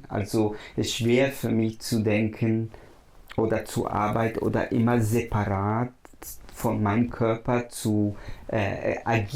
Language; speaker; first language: German; non-native, fluent; Italian